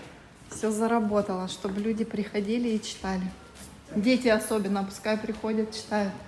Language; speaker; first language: Russian; native; Russian